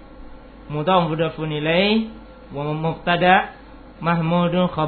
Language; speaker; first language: Arabic; non-native, fluent; Indonesian